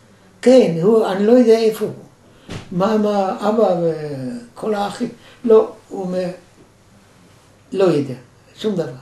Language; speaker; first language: Hebrew; non-native, fluent; German